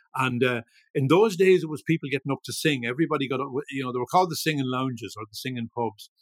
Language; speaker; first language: English; native; English